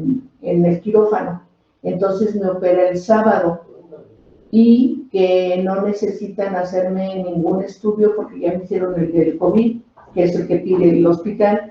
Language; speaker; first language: Spanish; native; Spanish